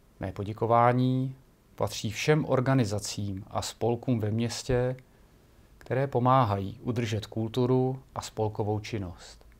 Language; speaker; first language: Czech; native; Czech